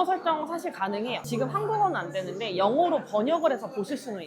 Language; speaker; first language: Korean; native; Korean